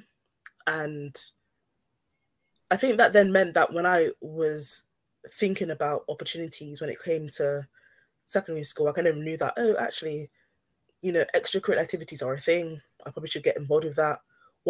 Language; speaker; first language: English; native; English